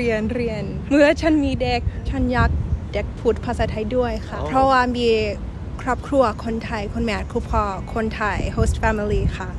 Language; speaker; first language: Thai; non-native, learner; English